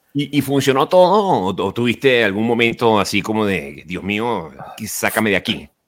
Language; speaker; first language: Spanish; native; Spanish